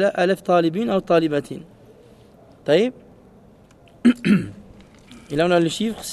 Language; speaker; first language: Arabic; non-native, fluent; French